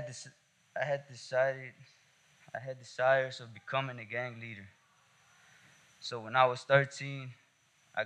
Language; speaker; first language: English; native; English